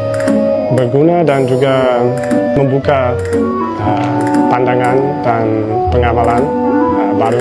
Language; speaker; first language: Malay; non-native, fluent; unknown